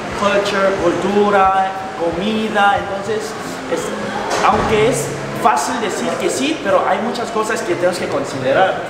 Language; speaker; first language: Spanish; non-native, fluent; Korean